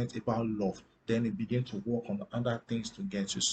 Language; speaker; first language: English; non-native, local second language; Yoruba